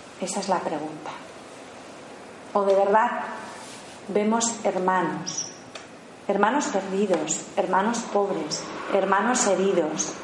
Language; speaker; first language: Spanish; native; Spanish